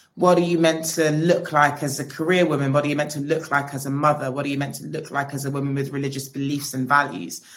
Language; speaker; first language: English; native; English